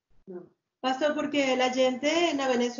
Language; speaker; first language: Portuguese; non-native, learner; Spanish